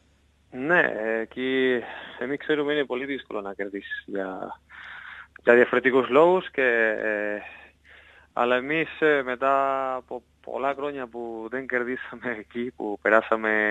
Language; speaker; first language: Greek; non-native, learner; Spanish